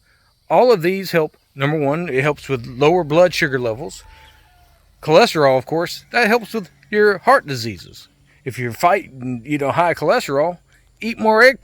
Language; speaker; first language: English; native; English